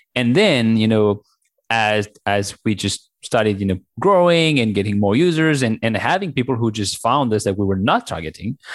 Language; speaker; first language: English; non-native, fluent; French